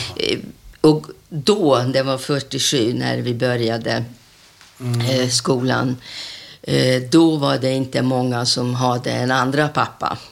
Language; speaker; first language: Swedish; non-native, fluent; Hungarian